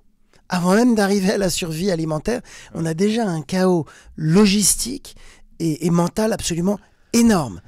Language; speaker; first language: French; native; French